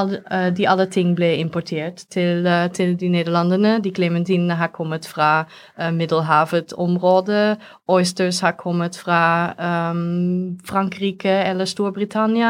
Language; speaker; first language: Norwegian; non-native, fluent; Dutch